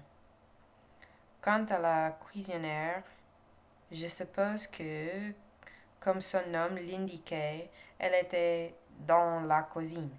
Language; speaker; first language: French; non-native, learner; English